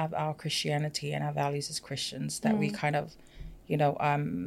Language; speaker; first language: English; non-native, fluent; Samoan